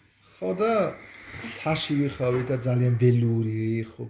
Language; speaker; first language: Georgian; non-native, learner; German